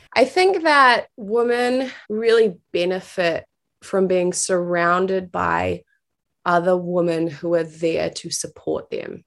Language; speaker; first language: English; native; English